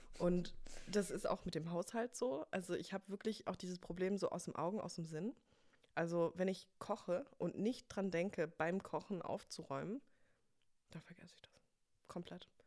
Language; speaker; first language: German; early bilingual, other home language; English